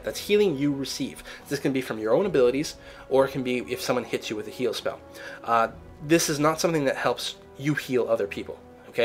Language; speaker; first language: English; native; English